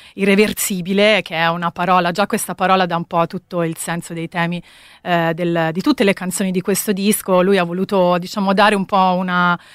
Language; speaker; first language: Italian; native; Italian